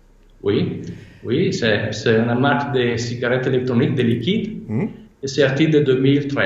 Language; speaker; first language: French; non-native, fluent; Italian